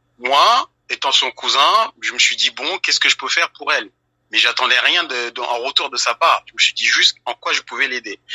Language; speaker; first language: French; early bilingual, other home language; Fula